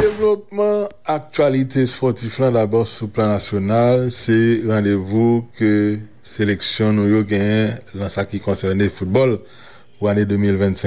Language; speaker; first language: French; non-native, local second language; Haitian Creole